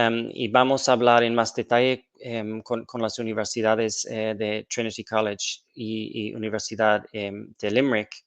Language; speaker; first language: Spanish; non-native, fluent; English